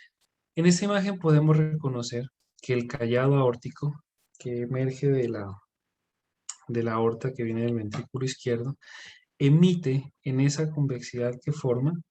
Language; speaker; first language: Spanish; native; Spanish